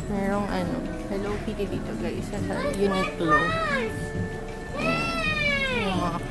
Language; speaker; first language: Filipino; native; Filipino